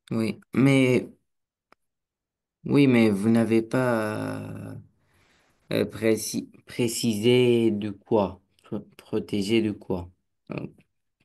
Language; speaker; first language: French; non-native, learner; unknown